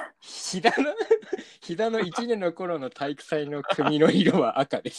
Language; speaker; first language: Japanese; native; Japanese